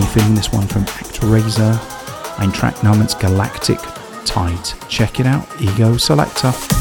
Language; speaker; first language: English; native; English